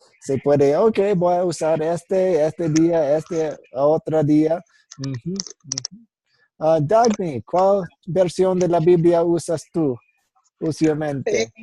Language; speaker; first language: Spanish; non-native, fluent; English